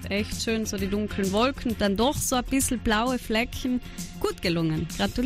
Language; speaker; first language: German; native; German